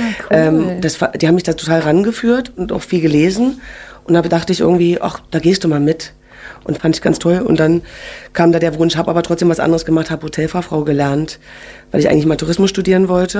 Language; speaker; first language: German; native; German